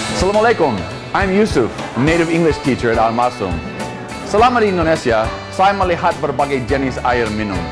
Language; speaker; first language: Indonesian; non-native, fluent; English